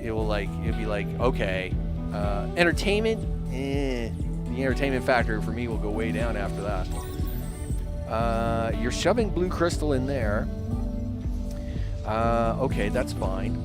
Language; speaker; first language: English; native; English